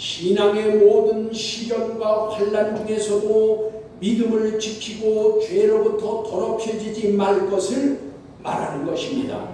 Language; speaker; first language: Korean; native; Korean